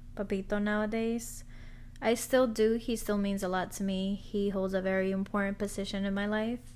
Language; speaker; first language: English; early bilingual, other home language; Spanish